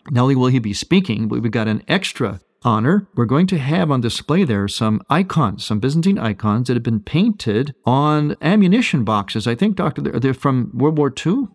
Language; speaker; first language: English; native; English